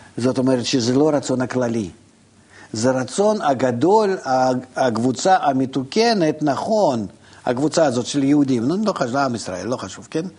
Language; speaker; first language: Hebrew; non-native, fluent; Russian